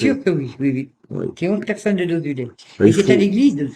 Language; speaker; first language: French; native; French